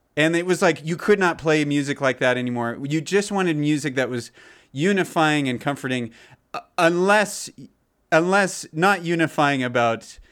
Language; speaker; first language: English; native; English